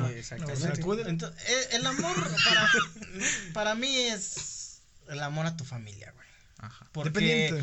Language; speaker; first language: Spanish; native; Spanish